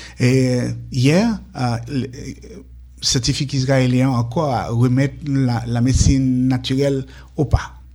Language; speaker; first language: French; non-native, local second language; Haitian Creole